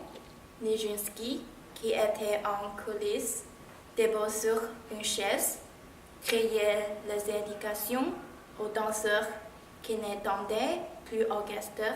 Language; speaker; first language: French; non-native, learner; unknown